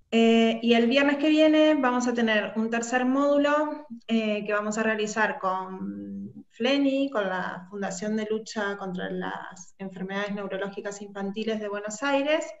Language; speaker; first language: Spanish; native; Spanish